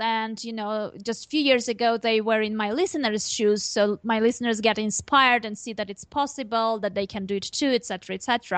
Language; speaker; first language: English; non-native, fluent; Armenian